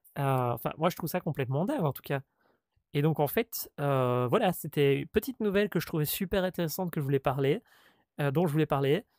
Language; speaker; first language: French; native; French